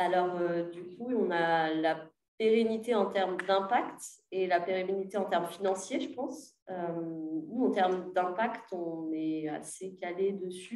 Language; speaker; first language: French; native; French